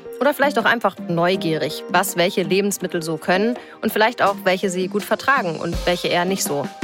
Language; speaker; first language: German; native; German